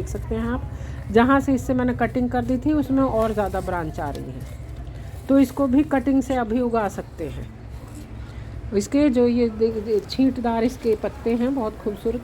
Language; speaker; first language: Hindi; native; Hindi